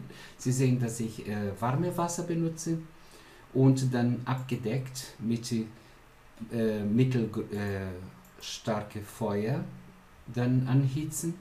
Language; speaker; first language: German; non-native, fluent; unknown